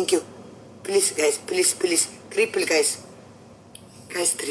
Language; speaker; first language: English; non-native, learner; Amharic